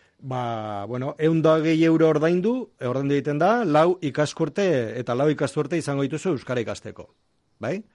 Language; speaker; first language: Basque; non-native, local second language; Spanish